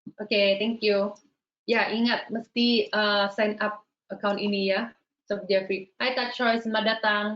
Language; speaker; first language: Malay; native; Malay